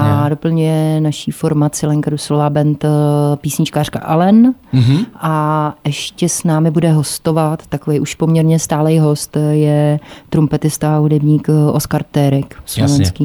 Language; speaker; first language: Czech; native; Czech